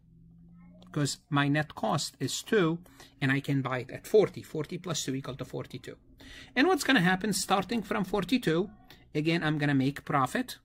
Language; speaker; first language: English; non-native, fluent; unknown